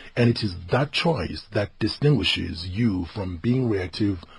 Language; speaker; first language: English; non-native, local second language; Zulu